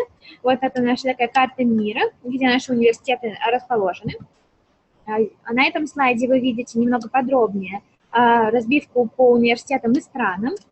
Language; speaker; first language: Russian; native; Russian